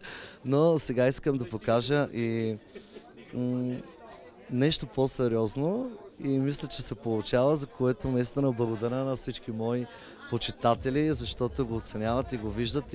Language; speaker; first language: Bulgarian; native; Bulgarian